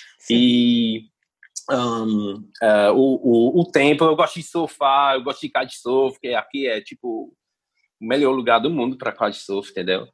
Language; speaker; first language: Portuguese; non-native, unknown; English